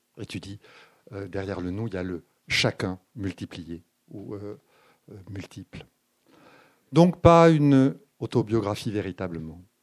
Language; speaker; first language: French; native; French